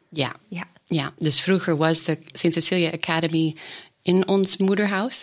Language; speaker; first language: Dutch; non-native, fluent; English